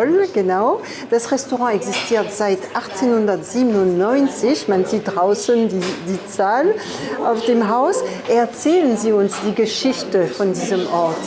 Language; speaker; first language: German; non-native, fluent; French